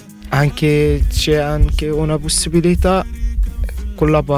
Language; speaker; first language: Italian; non-native, learner; Arabic